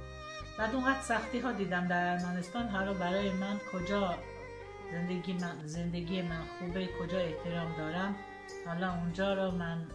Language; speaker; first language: Persian; non-native, local second language; Armenian